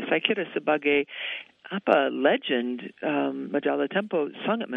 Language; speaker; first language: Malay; non-native, fluent; English